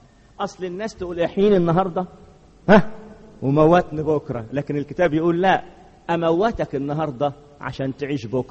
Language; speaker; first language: Arabic; native; Arabic